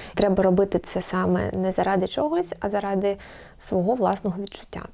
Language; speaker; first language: Ukrainian; non-native, local second language; Russian